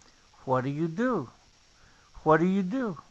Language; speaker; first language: English; non-native, fluent; Spanish